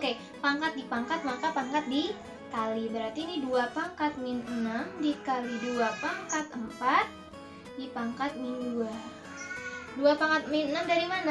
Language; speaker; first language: Indonesian; native; Indonesian